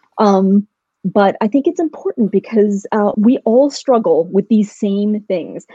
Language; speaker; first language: English; early bilingual, other home language; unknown